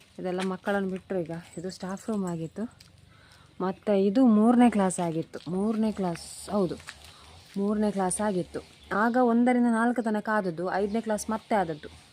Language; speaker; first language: Kannada; non-native, local second language; Tulu